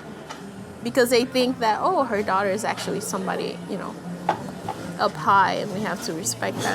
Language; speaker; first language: English; early bilingual, other home language; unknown